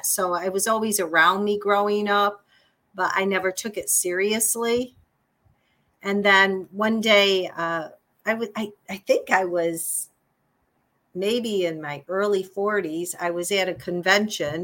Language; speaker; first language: English; native; English